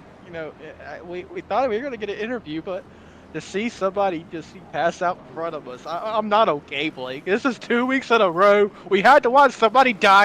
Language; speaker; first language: English; native; English